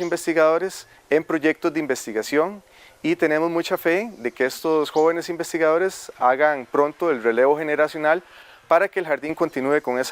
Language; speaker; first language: Spanish; native; Spanish